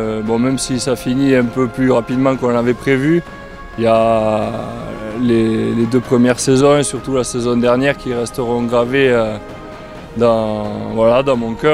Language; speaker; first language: French; native; French